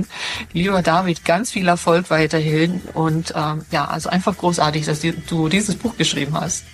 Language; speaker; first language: German; native; German